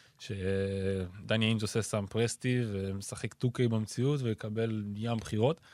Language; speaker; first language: Hebrew; native; Hebrew